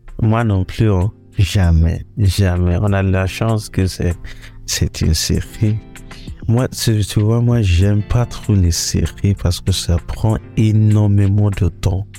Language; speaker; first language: French; non-native, learner; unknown